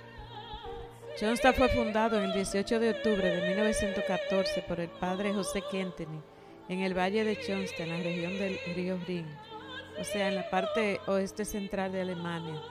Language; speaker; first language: Spanish; native; Spanish